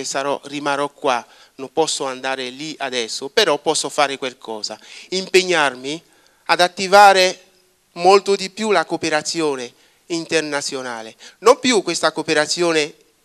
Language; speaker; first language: Italian; non-native, fluent; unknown